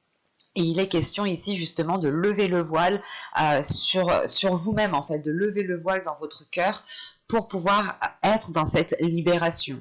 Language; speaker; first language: French; native; French